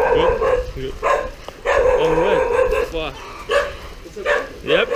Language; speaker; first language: English; non-native, learner; Lithuanian